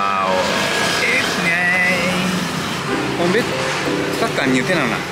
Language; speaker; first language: Vietnamese; non-native, learner; Japanese